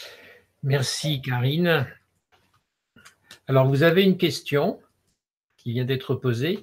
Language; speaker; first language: French; native; French